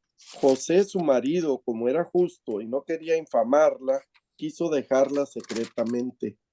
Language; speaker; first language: Spanish; native; Spanish